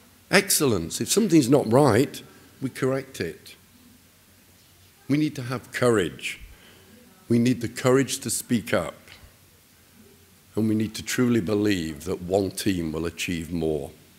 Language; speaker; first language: English; native; English